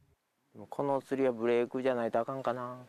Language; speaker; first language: Japanese; native; Japanese